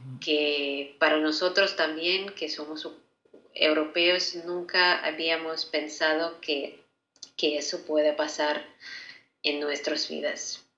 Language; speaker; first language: Spanish; non-native, fluent; Ukrainian